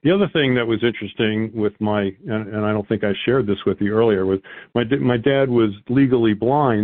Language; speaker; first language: English; native; English